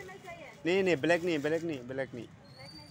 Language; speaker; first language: Hindi; non-native, learner; Bangla